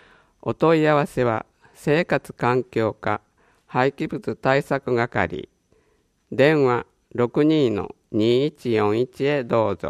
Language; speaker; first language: Japanese; native; Japanese